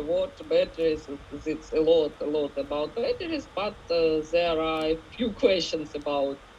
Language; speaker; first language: English; non-native, learner; Ukrainian